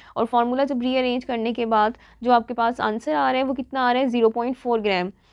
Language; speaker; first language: Urdu; non-native, local second language; Punjabi